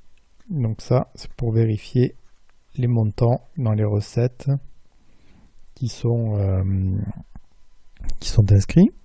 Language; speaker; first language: French; native; French